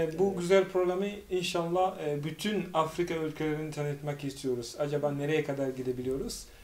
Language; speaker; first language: Turkish; non-native, fluent; Swahili